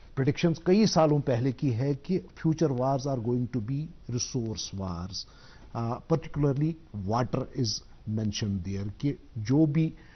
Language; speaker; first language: Hindi; non-native, local second language; Kashmiri